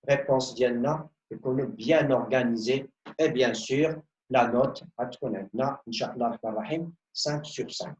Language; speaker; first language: French; non-native, local second language; Arabic